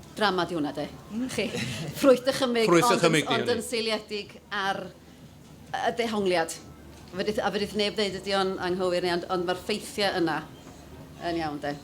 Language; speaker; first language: Welsh; native; Welsh